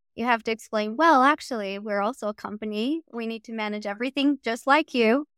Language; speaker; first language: English; native; English